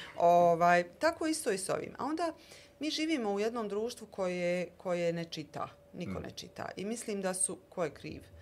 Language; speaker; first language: Bosnian; native; Bosnian